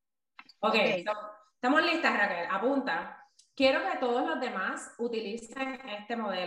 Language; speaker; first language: Spanish; native; Spanish